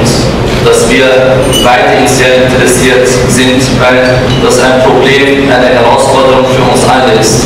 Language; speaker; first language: German; non-native, fluent; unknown